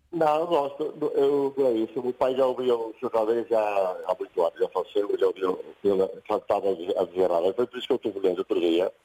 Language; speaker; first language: Portuguese; native; Portuguese